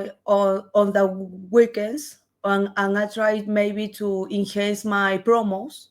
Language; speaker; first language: English; non-native, learner; Spanish